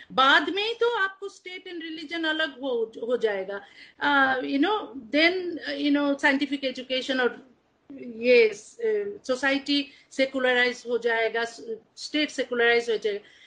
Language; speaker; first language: Hindi; non-native, learner; Bangla